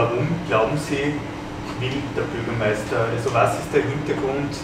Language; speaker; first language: German; native; German